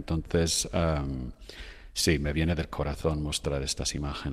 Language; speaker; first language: Spanish; non-native, fluent; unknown